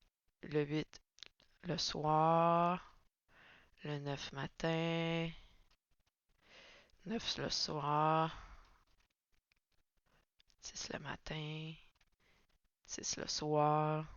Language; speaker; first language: French; native; French